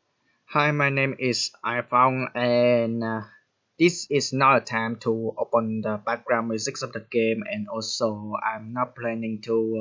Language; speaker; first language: English; non-native, fluent; Vietnamese